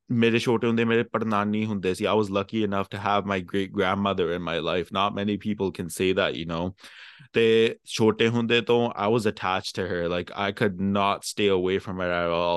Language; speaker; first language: Punjabi; early bilingual, heritage; Punjabi